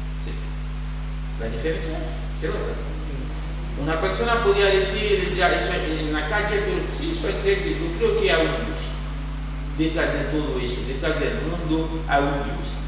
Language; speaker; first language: Spanish; non-native, fluent; French